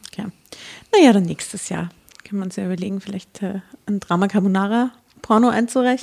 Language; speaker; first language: German; native; German